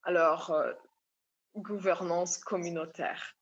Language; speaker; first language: French; non-native, local second language; Comorian